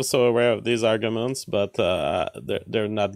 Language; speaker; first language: English; non-native, fluent; French